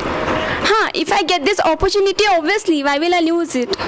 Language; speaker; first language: English; non-native, local second language; Kannada